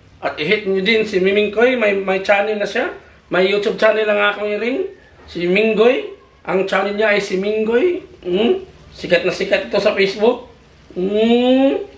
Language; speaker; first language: Filipino; non-native, local second language; Cebuano